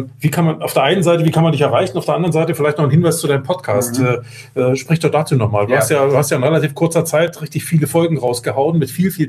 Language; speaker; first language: German; native; German